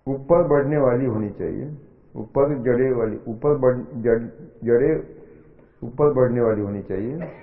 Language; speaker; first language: Hindi; non-native, local second language; Marathi